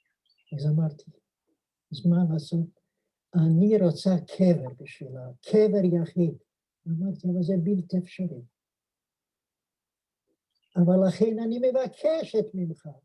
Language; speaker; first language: Hebrew; non-native, fluent; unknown